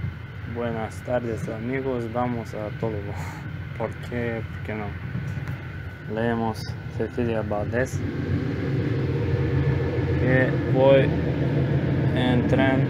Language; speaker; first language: Spanish; non-native, learner; Bulgarian